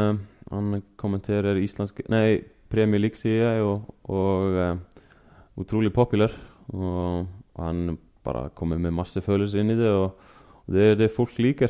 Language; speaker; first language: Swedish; non-native, fluent; Icelandic